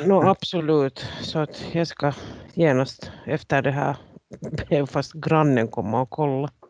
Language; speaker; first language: Swedish; native; Swedish